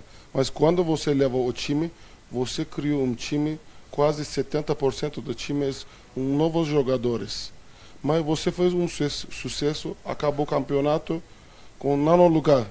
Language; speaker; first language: Portuguese; non-native, fluent; Turkish